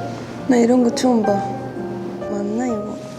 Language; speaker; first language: Korean; non-native, fluent; Japanese